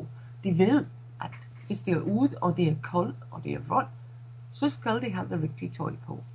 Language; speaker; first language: Danish; non-native, fluent; English